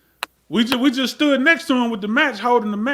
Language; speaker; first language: English; native; English